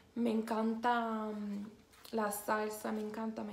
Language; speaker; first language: Spanish; early bilingual, other home language; English